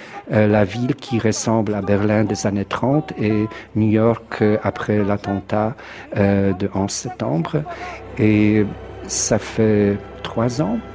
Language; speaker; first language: French; non-native, fluent; Polish